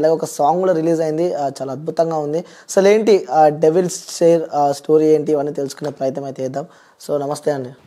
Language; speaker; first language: Telugu; native; Telugu